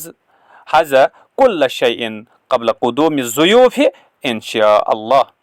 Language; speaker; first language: Arabic; non-native, fluent; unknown